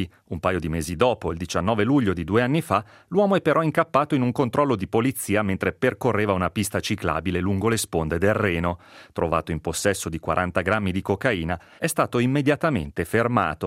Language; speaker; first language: Italian; native; Italian